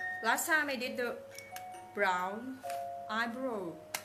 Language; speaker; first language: English; non-native, fluent; Thai